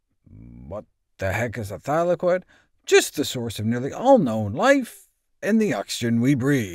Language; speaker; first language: English; native; English